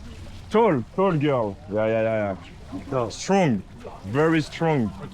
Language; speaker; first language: English; non-native, learner; French